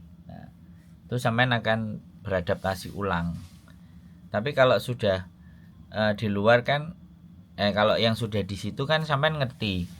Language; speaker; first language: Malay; non-native, local second language; Javanese